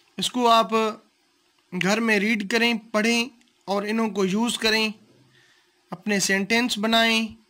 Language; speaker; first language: Urdu; non-native, local second language; Sindhi